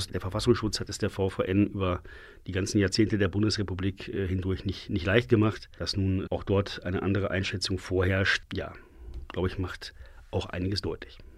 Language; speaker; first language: German; native; German